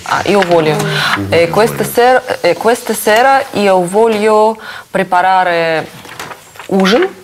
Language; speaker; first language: Italian; non-native, learner; Russian